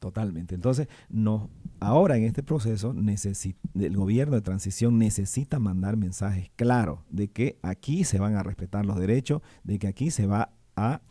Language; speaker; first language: Spanish; native; Spanish